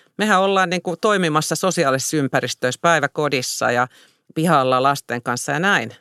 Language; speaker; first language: Finnish; native; Finnish